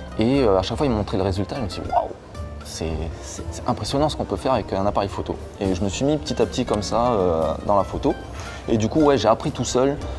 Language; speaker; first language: French; native; French